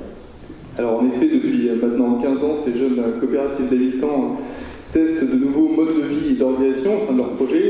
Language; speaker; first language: French; native; French